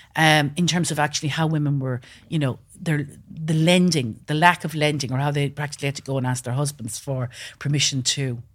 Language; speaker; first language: English; native; English